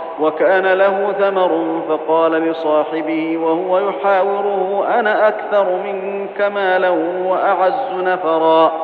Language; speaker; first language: Arabic; native; Arabic